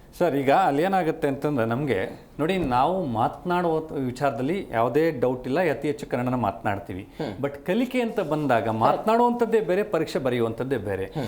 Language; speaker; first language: Kannada; native; Kannada